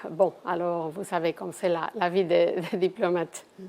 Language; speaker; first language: French; non-native, fluent; Spanish